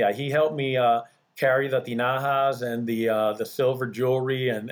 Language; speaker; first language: English; early bilingual, other home language; Spanish